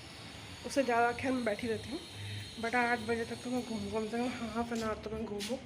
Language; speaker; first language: Hindi; native; Hindi